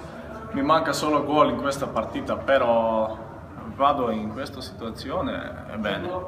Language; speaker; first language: Italian; non-native, learner; Macedonian